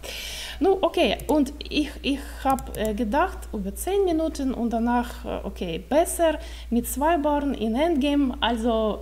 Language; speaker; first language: German; non-native, learner; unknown